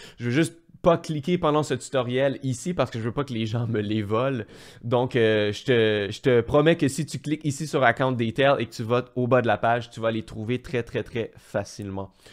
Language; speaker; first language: French; native; French